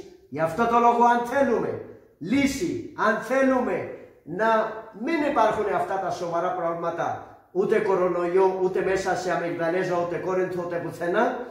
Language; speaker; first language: Greek; non-native, fluent; Urdu